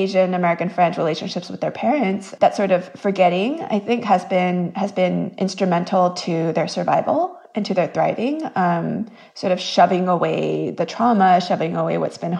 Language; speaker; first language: English; early bilingual, other home language; Korean